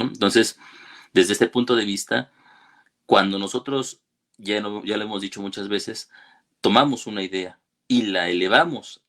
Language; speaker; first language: Spanish; native; Spanish